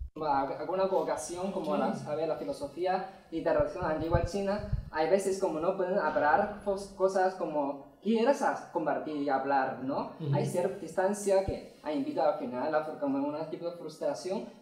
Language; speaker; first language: Spanish; non-native, fluent; Chinese